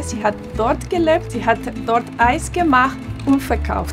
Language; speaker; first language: German; non-native, fluent; Spanish